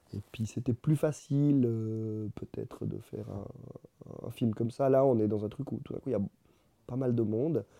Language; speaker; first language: French; non-native, fluent; Spanish